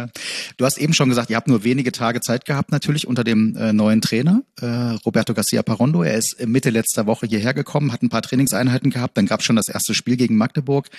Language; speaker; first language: German; native; German